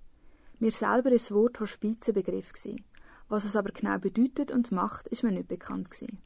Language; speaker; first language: German; native; German